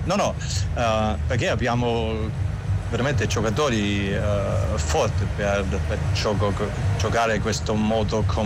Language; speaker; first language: Italian; non-native, fluent; German